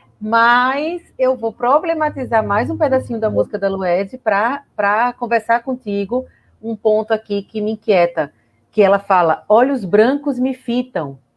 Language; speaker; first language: Portuguese; native; Portuguese